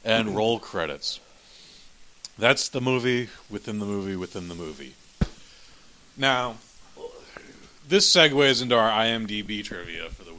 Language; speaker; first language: English; native; English